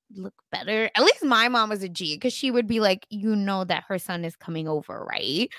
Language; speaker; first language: English; early bilingual, other home language; Hindi